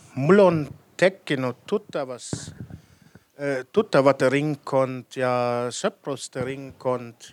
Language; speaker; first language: Estonian; non-native, fluent; German